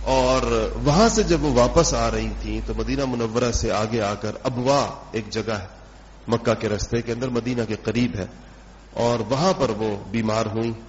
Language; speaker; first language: Urdu; non-native, local second language; Pashto